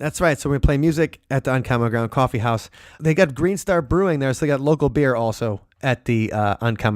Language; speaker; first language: English; native; English